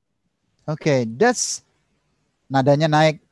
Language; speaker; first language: English; non-native, learner; Indonesian